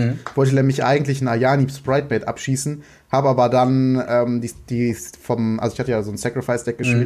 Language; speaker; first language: German; native; German